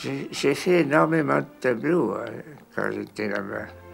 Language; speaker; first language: French; non-native, fluent; German